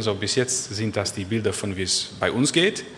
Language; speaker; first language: German; non-native, learner; Dutch